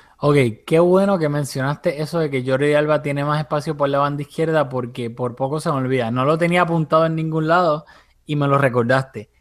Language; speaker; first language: Spanish; early bilingual, heritage; Spanish